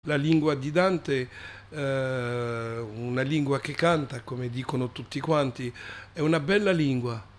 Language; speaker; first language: Italian; non-native, fluent; Arabic